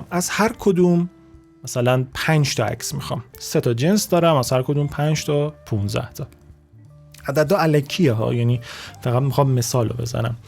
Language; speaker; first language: Persian; native; Persian